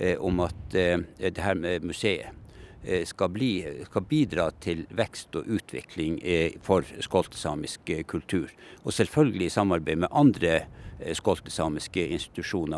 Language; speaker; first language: Norwegian; native; Norwegian